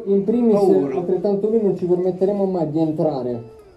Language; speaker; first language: Italian; native; Italian